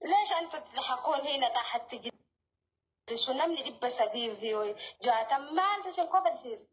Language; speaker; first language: Arabic; non-native, learner; Oromo